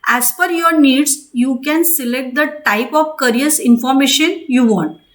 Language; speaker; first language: English; non-native, local second language; Marathi